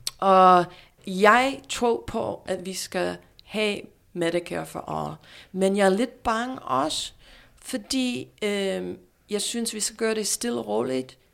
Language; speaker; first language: Danish; non-native, fluent; English